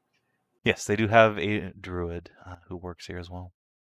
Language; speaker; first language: English; native; English